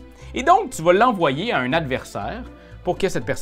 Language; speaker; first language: French; native; French